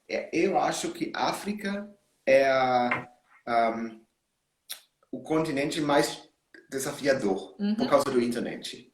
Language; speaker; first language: Portuguese; non-native, learner; German